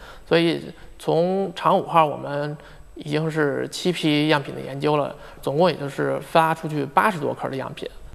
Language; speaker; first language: Chinese; native; Chinese